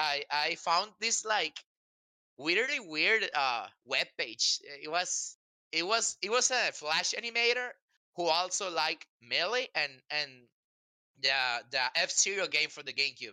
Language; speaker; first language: English; non-native, fluent; Spanish